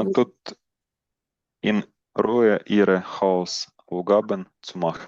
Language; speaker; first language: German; non-native, learner; Ukrainian